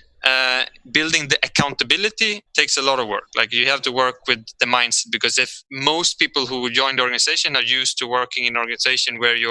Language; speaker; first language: English; non-native, fluent; Swedish